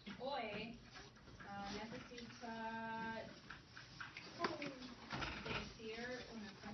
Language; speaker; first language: Spanish; non-native, fluent; English